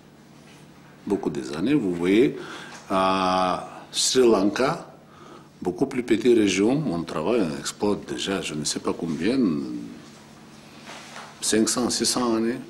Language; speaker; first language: French; non-native, fluent; Bulgarian